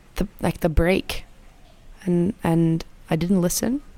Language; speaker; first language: English; non-native, fluent; German